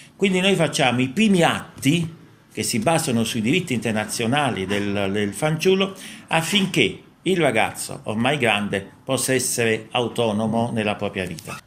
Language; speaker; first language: Italian; native; Italian